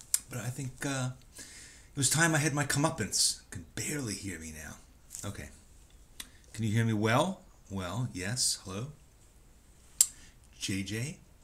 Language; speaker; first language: English; native; English